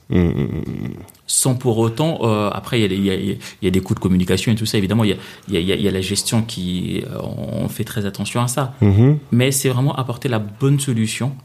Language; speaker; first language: French; non-native, local second language; Lingala